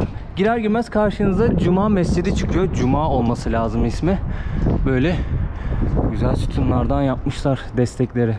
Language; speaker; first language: Turkish; native; Turkish